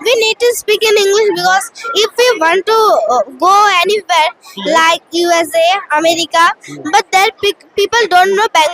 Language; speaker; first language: English; non-native, learner; Bangla